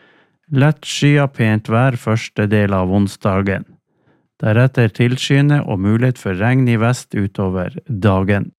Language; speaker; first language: Norwegian; native; Norwegian